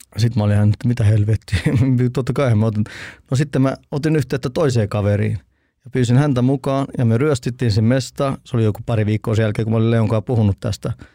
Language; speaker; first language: Finnish; early bilingual, heritage; Finnish